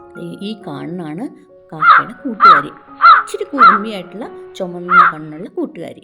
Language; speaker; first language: Malayalam; native; Malayalam